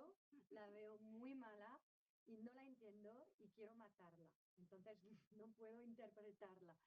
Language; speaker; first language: Spanish; non-native, fluent; French